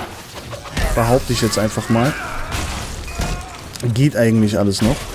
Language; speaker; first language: German; native; German